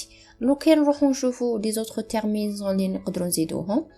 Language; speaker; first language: Arabic; native; Arabic